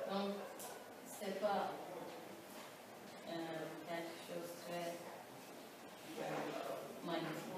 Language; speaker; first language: French; non-native, learner; Turkish